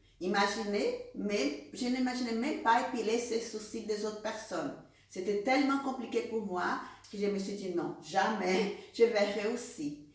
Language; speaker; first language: French; non-native, fluent; Portuguese